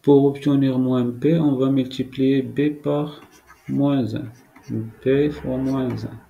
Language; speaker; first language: French; non-native, local second language; Arabic